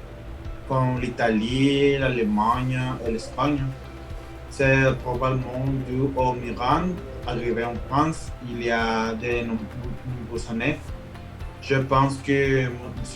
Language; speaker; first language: French; non-native, fluent; Spanish